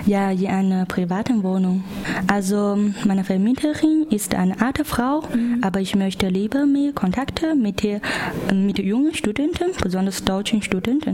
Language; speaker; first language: German; non-native, fluent; Chinese